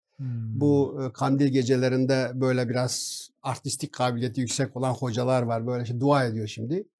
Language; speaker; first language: Turkish; non-native, local second language; Kurdish